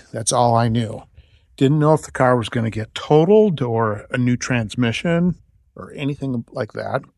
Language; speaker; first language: English; native; English